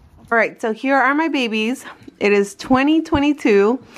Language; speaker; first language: English; early bilingual, other home language; Spanish